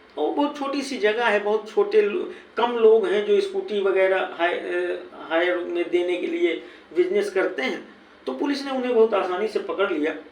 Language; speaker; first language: Hindi; native; Hindi